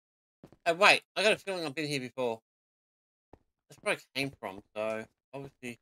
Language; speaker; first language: English; native; English